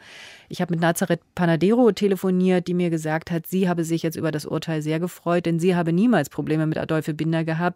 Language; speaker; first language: German; native; German